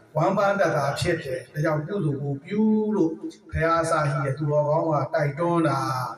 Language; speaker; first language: Burmese; native; Burmese